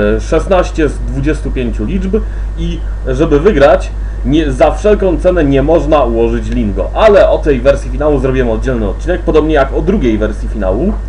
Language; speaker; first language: Polish; native; Polish